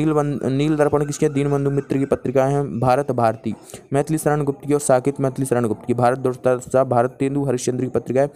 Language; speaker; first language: Hindi; native; Hindi